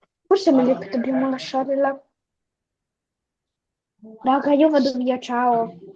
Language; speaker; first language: Italian; early bilingual, other home language; Bangla